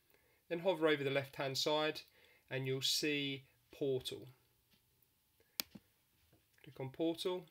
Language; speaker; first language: English; native; English